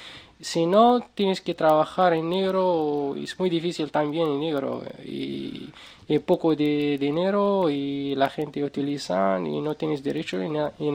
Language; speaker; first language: Spanish; non-native, learner; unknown